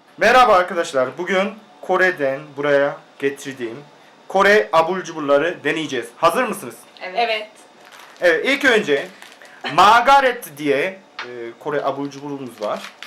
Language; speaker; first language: Turkish; non-native, fluent; Korean